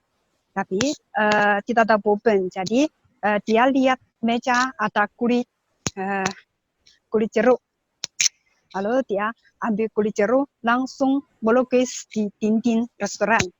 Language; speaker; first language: Indonesian; non-native, learner; Chinese